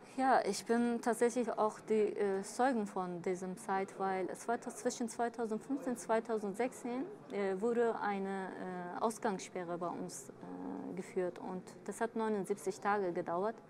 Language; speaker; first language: German; early bilingual, other home language; Kurdish